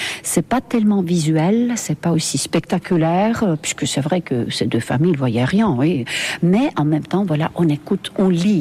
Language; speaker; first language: French; non-native, fluent; Estonian